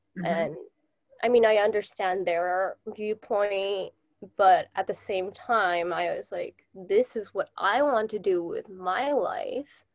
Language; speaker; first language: English; non-native, fluent; Japanese